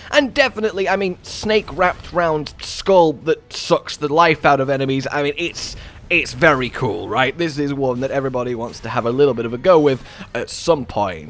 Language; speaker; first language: English; native; English